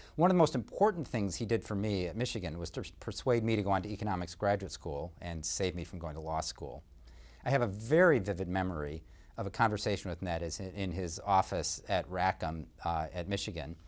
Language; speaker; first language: English; native; English